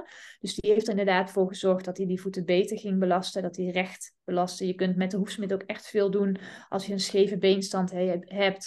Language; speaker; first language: Dutch; native; Dutch